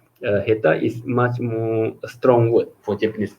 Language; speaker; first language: English; non-native, local second language; Malay